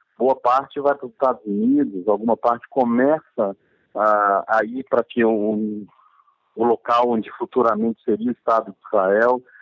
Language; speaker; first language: Portuguese; native; Portuguese